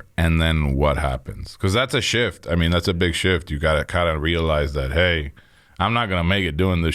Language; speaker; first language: English; native; English